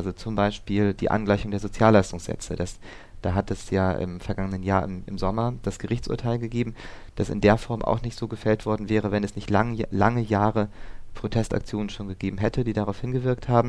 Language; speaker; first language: German; native; German